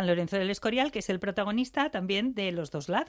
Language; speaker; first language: Spanish; native; Spanish